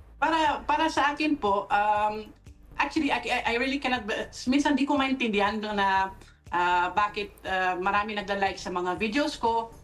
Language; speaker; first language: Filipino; non-native, fluent; Dutch